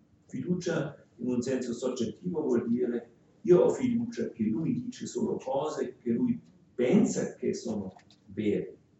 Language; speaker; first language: Italian; non-native, fluent; German